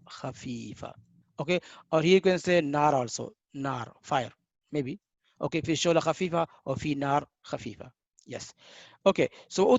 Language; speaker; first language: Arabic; non-native, fluent; Hindi